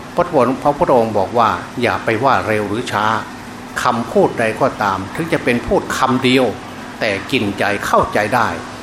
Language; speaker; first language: Thai; non-native, local second language; Northeastern Thai